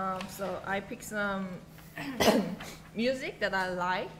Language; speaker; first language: English; non-native, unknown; Korean